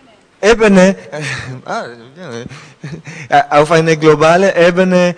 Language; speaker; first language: German; non-native, learner; French